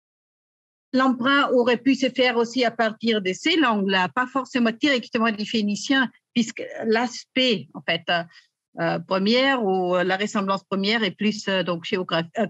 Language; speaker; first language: French; native; French